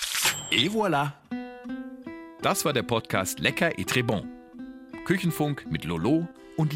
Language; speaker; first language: German; native; German